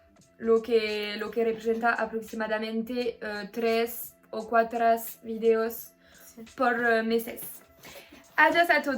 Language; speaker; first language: Spanish; non-native, learner; French